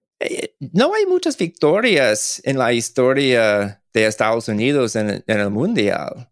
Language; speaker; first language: Spanish; non-native, learner; English